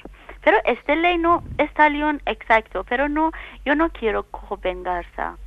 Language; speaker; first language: Spanish; non-native, learner; Persian